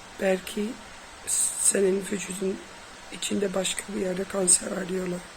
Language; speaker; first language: Turkish; non-native, fluent; Dutch